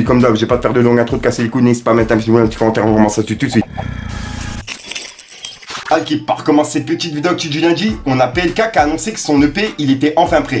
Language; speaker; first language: French; native; French